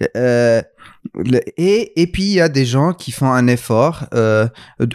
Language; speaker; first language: French; non-native, local second language; Arabic